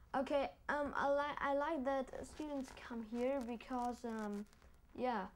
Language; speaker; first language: English; non-native, learner; German